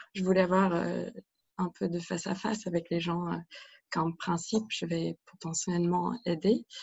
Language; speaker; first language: French; non-native, fluent; English